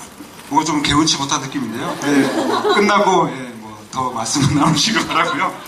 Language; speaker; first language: Korean; native; Korean